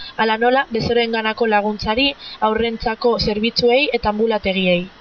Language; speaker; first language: Basque; non-native, local second language; Spanish